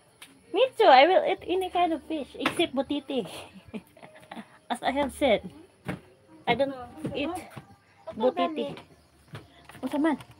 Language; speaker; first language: English; non-native, local second language; Cebuano